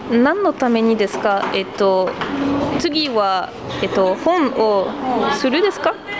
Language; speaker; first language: Japanese; non-native, learner; French